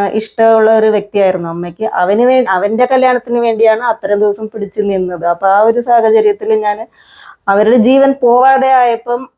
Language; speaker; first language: Malayalam; non-native, local second language; Konkani